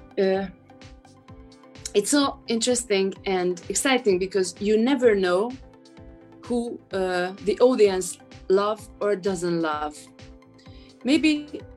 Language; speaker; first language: English; non-native, fluent; Hungarian